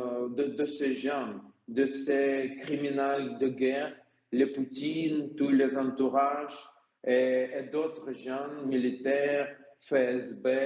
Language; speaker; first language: French; non-native, learner; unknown